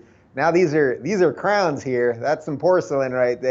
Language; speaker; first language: English; native; English